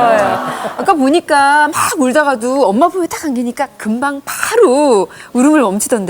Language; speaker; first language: Korean; native; Korean